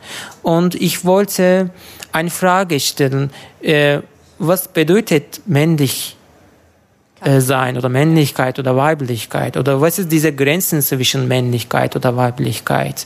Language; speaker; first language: German; non-native, learner; Turkish